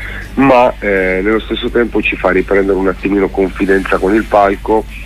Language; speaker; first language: Italian; native; Italian